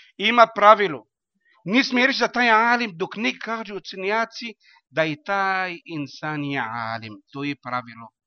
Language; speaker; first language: Bosnian; non-native, learner; Arabic